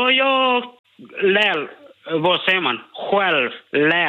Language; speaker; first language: Swedish; non-native, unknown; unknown